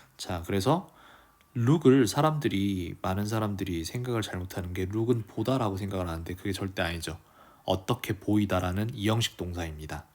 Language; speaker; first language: Korean; native; Korean